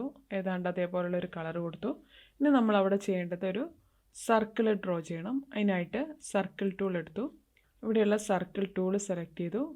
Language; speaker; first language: Malayalam; native; Malayalam